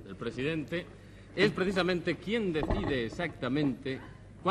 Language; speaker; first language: Italian; non-native, learner; Spanish